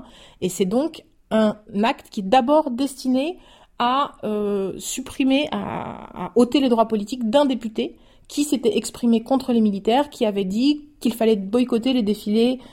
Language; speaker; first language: French; native; French